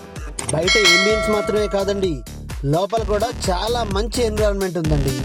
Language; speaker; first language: Telugu; native; Telugu